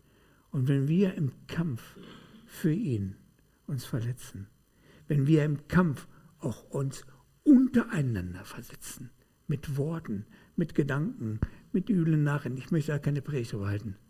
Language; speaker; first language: German; native; German